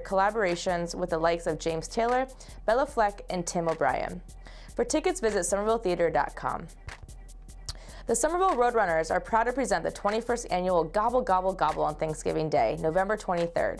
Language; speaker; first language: English; native; English